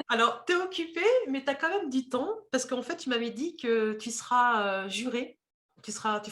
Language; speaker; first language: French; native; French